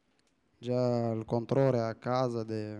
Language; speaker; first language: Italian; non-native, learner; Arabic